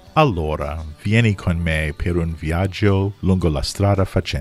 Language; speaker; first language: Italian; non-native, learner; English